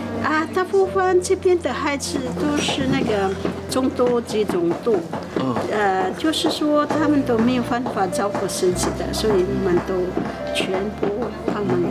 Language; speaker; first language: Chinese; non-native, fluent; Filipino